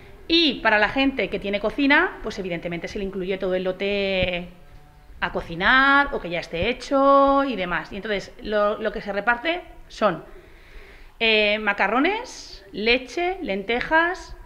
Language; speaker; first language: Spanish; native; Spanish